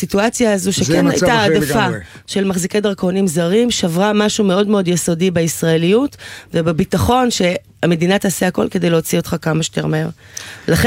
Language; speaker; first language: Hebrew; native; Hebrew